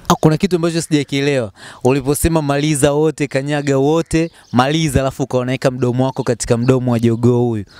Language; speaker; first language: Swahili; native; Swahili